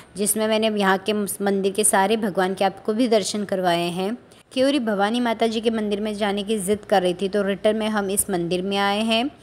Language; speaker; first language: Hindi; non-native, local second language; Gujarati